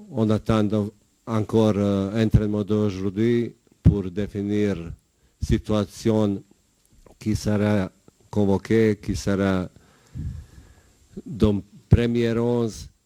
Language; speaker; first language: French; non-native, learner; Bosnian